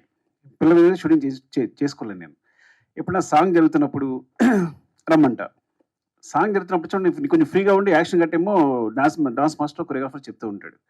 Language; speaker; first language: Telugu; native; Telugu